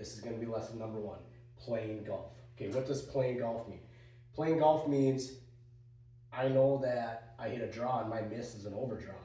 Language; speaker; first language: English; native; English